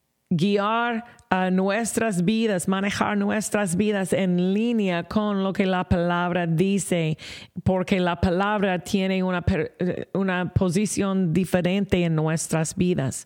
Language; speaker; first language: Spanish; non-native, fluent; English